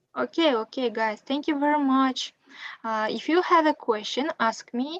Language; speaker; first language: English; non-native, fluent; Kazakh